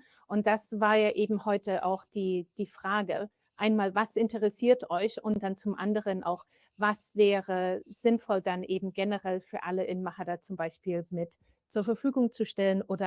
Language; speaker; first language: German; native; German